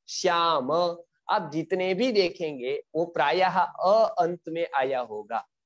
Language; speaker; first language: Hindi; non-native, local second language; Gujarati